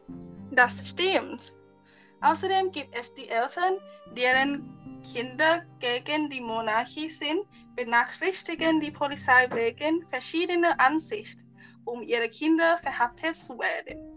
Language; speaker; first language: German; non-native, learner; Thai